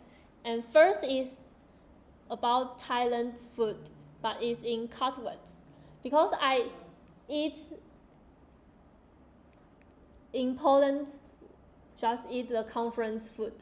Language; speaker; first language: English; non-native, learner; Chinese